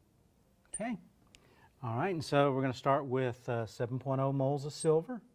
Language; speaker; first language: English; native; English